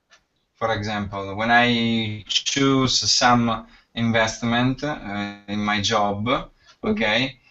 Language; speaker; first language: English; non-native, learner; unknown